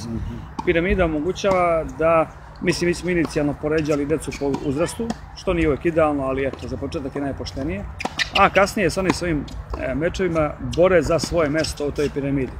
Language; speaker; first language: Serbian; native; Serbian